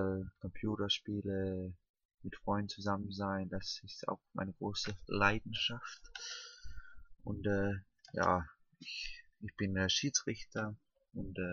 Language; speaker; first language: German; non-native, learner; Danish